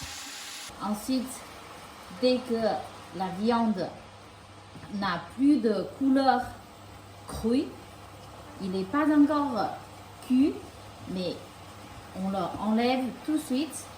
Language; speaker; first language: French; non-native, local second language; Chinese